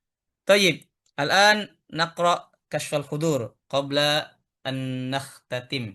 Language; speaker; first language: Arabic; non-native, learner; Indonesian